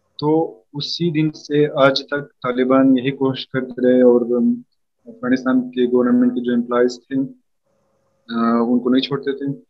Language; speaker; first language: Hindi; non-native, fluent; Pashto